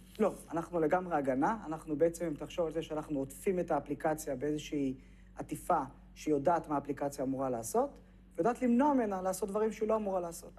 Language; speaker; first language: Hebrew; native; Hebrew